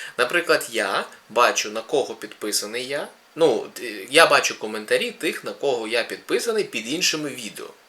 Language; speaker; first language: Ukrainian; native; Ukrainian